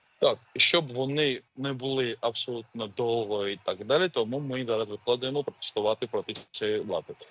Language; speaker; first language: Ukrainian; non-native, fluent; Georgian